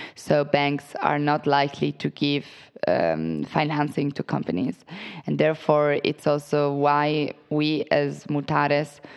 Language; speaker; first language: English; non-native, fluent; Italian